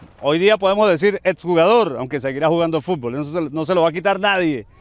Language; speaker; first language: Spanish; native; Spanish